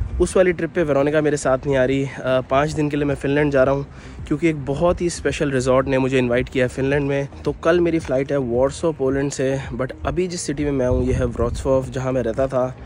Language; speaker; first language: Hindi; native; Hindi